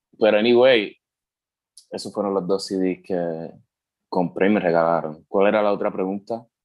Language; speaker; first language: Spanish; native; Spanish